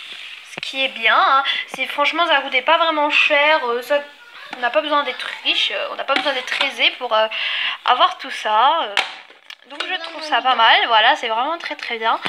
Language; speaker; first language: French; native; French